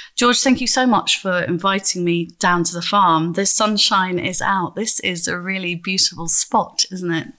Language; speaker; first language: English; native; English